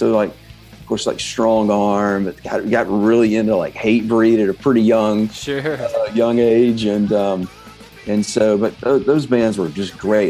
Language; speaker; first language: English; native; English